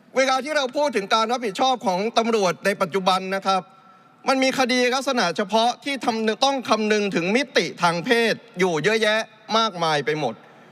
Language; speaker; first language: Thai; native; Thai